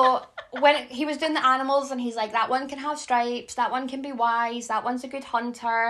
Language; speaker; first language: English; native; English